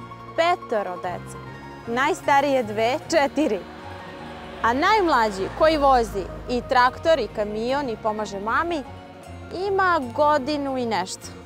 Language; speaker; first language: Serbian; native; Serbian